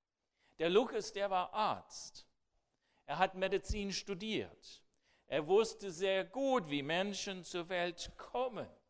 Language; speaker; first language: German; non-native, fluent; English